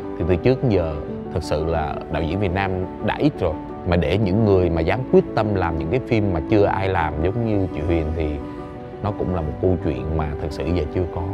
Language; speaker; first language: Vietnamese; native; Vietnamese